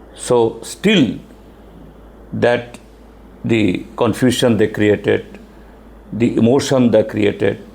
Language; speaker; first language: English; non-native, local second language; Bangla